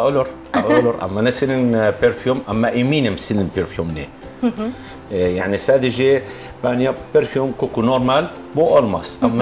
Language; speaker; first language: Turkish; non-native, learner; Arabic